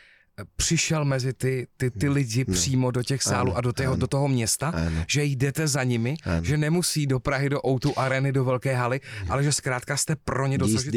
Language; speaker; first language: Czech; native; Czech